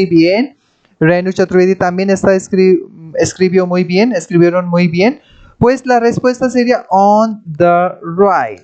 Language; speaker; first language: Spanish; non-native, fluent; Hindi